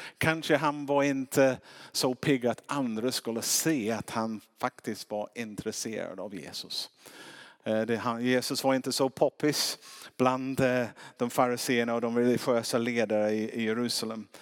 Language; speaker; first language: Swedish; non-native, fluent; English